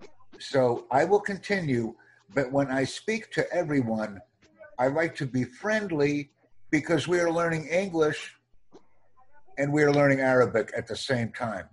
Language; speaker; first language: English; non-native, fluent; Romanian